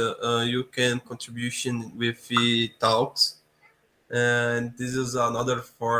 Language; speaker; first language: English; non-native, learner; Portuguese